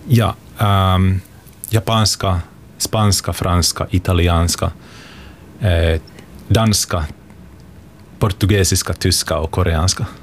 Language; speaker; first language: Swedish; non-native, local second language; Finnish